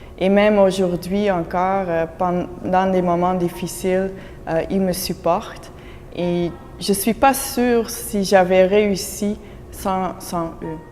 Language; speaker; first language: French; non-native, local second language; Dutch